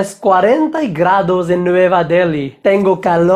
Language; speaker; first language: Spanish; non-native, learner; Hindi